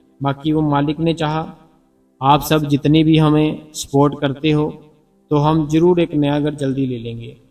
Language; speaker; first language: Hindi; non-native, local second language; Punjabi